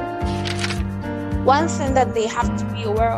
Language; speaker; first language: English; non-native, local second language; Southern Sotho